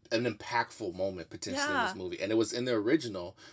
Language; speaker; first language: English; native; English